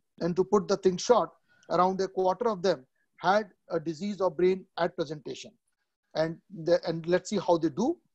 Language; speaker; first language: English; non-native, local second language; Odia